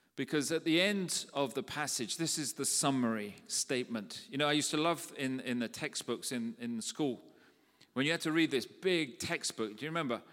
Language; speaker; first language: English; native; English